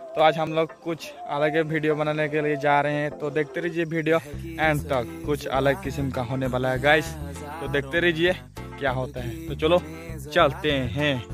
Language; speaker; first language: Hindi; non-native, local second language; Assamese